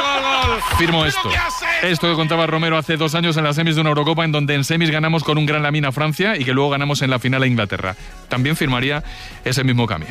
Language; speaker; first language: Spanish; native; Spanish